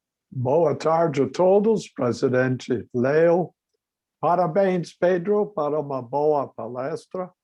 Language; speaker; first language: Portuguese; non-native, learner; English